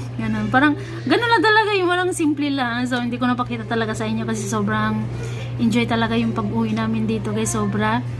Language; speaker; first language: Filipino; non-native, local second language; Cebuano